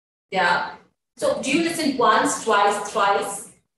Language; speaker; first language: English; non-native, local second language; Hindi